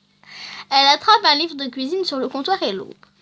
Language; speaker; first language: French; native; French